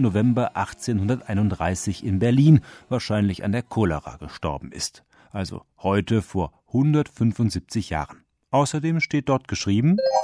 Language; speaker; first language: German; native; German